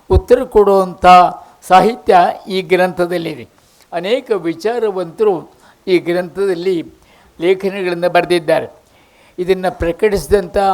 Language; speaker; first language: Kannada; native; Kannada